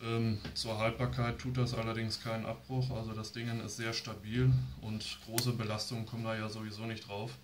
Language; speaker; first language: German; native; German